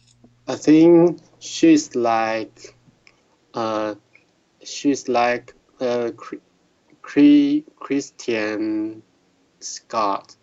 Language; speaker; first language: English; non-native, learner; Chinese